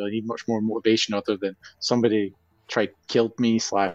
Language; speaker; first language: English; native; English